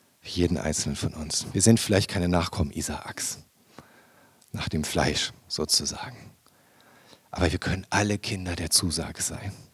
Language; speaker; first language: German; native; German